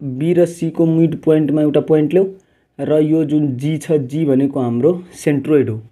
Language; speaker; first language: Nepali; non-native, local second language; Maithili